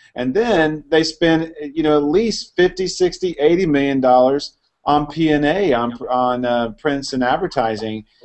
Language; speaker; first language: English; native; English